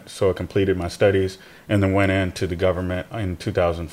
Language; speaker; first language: English; native; English